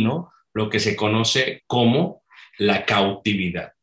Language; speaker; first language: Spanish; native; Spanish